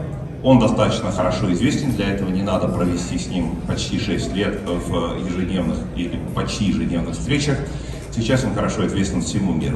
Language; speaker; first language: Russian; native; Russian